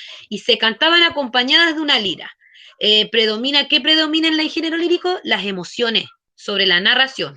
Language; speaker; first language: Spanish; native; Spanish